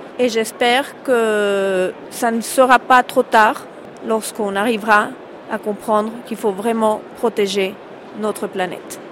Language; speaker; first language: French; early bilingual, heritage; French